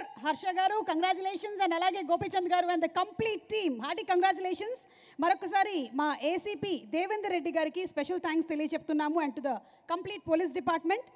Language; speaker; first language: Telugu; native; Telugu